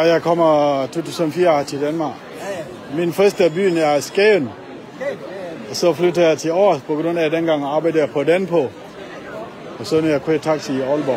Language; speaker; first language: Danish; non-native, learner; Achinese